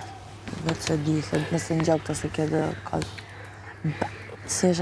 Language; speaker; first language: Albanian; native; Albanian